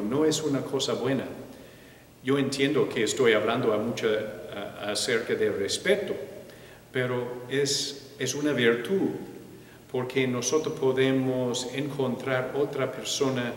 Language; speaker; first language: Spanish; non-native, fluent; English